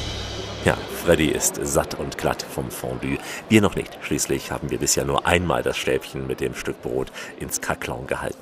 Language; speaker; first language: German; native; German